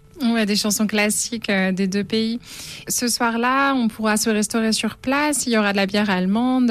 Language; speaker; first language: French; native; French